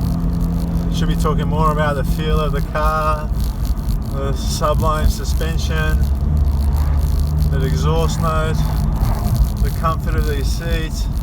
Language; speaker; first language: English; native; English